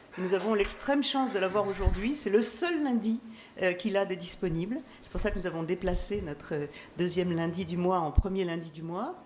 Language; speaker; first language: French; native; French